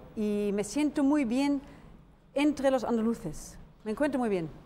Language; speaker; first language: Spanish; non-native, fluent; German